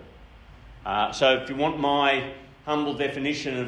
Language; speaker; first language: English; native; English